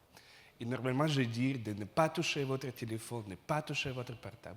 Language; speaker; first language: French; non-native, fluent; Russian